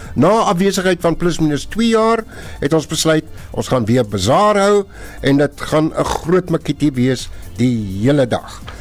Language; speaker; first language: Afrikaans; native; Afrikaans